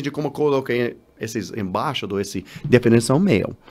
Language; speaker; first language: Portuguese; non-native, learner; English